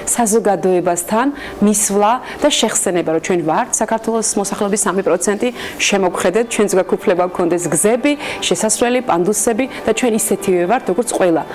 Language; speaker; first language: Georgian; native; Georgian